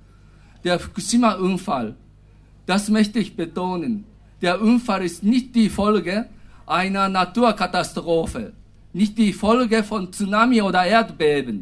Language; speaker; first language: German; non-native, fluent; Japanese